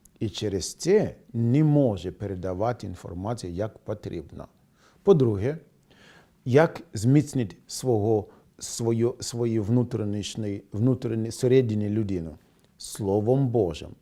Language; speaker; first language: Ukrainian; non-native, fluent; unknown